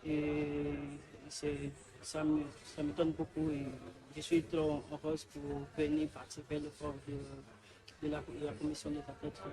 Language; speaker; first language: French; non-native, learner; Portuguese